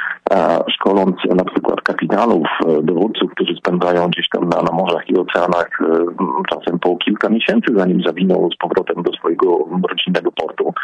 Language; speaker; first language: Polish; native; Polish